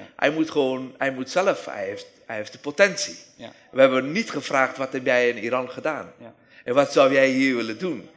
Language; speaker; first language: Dutch; non-native, fluent; Persian